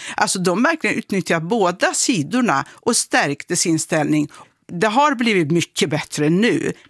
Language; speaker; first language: Swedish; early bilingual, other home language; Kurdish